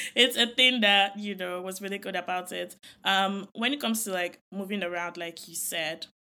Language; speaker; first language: English; non-native, local second language; Yoruba